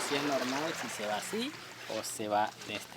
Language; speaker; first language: Spanish; non-native, local second language; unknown